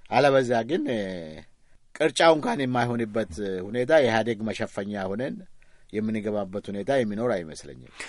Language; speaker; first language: Amharic; non-native, local second language; Oromo